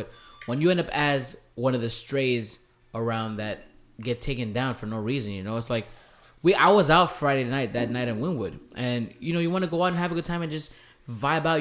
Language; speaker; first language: English; native; English